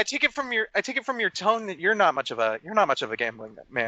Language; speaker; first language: English; native; English